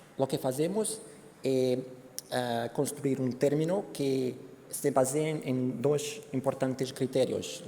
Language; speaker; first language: Spanish; non-native, fluent; Portuguese